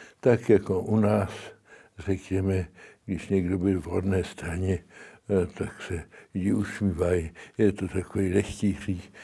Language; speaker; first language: Czech; early bilingual, heritage; Czech